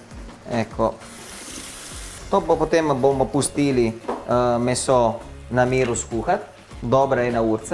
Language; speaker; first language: Slovenian; non-native, learner; Italian